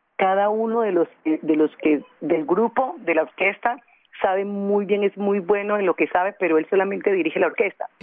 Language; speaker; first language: Spanish; native; Spanish